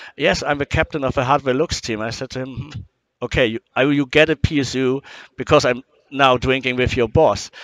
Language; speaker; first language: English; non-native, fluent; German